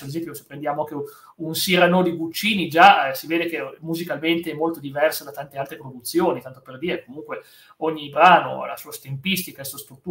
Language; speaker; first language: Italian; native; Italian